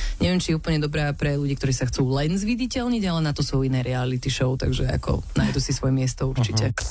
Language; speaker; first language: Slovak; early bilingual, other home language; English